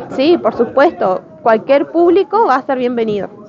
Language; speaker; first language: Spanish; native; Spanish